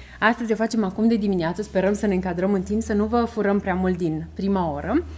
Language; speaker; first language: Romanian; native; Romanian